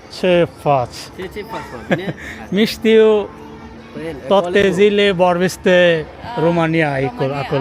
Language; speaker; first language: Romanian; non-native, learner; Bangla